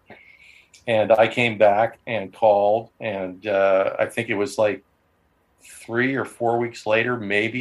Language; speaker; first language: English; native; English